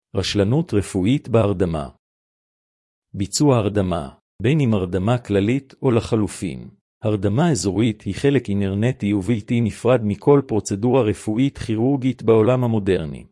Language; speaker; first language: Hebrew; native; Hebrew